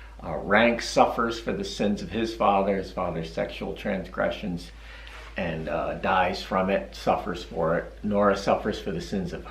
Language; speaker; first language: English; native; English